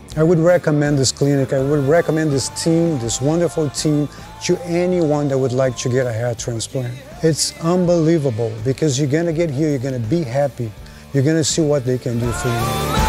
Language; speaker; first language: English; non-native, fluent; Portuguese